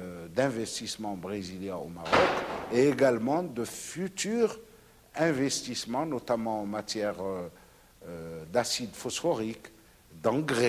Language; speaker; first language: French; non-native, local second language; Arabic